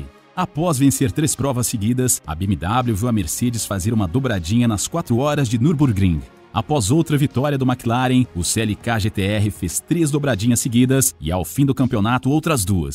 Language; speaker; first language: Portuguese; native; Portuguese